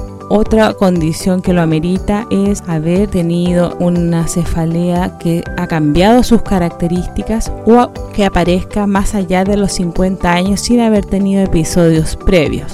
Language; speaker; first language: Spanish; native; Spanish